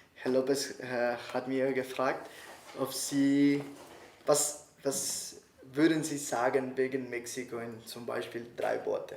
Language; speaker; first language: German; non-native, learner; Spanish